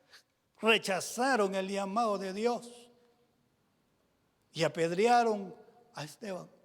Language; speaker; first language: Spanish; native; Spanish